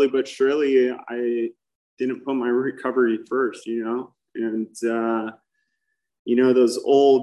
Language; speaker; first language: English; native; English